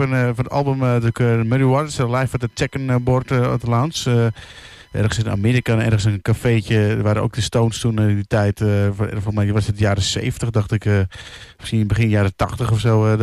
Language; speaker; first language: Dutch; native; Dutch